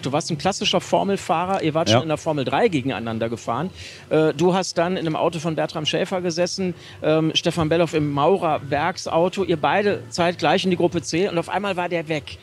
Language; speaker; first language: German; native; German